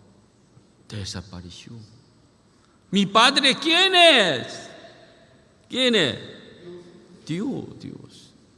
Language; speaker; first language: Spanish; non-native, learner; Korean